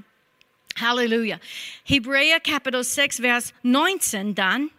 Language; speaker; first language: German; non-native, fluent; English